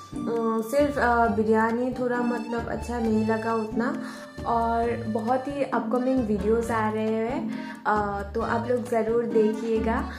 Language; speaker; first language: Hindi; non-native, local second language; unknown